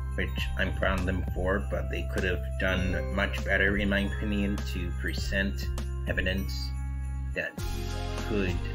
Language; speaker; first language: English; native; English